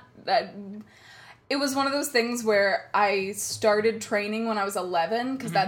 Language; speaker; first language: English; native; English